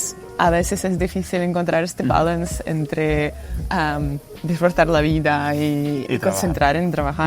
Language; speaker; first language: Spanish; non-native, fluent; Russian